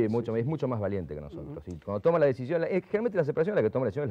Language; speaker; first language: Spanish; native; Spanish